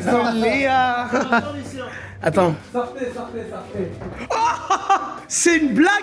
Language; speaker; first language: French; native; French